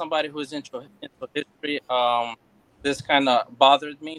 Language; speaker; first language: English; non-native, fluent; Portuguese